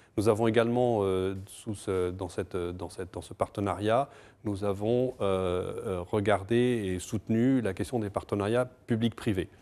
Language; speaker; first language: French; non-native, fluent; Portuguese